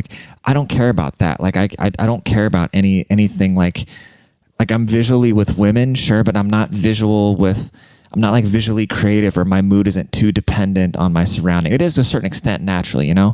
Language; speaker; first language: English; native; English